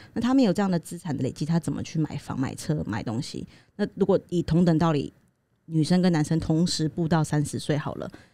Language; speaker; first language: Chinese; native; Chinese